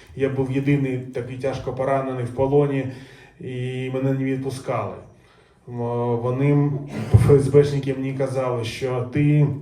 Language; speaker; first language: Ukrainian; native; Ukrainian